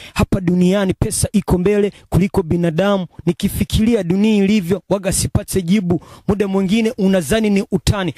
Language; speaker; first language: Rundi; early bilingual, heritage; Rundi